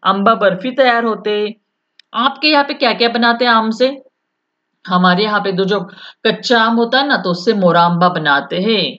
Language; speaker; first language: Hindi; non-native, local second language; Marathi